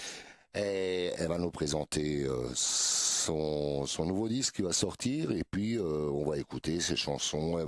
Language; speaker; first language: French; native; French